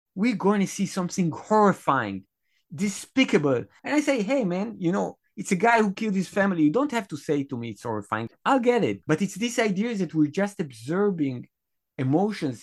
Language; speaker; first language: English; non-native, fluent; Hebrew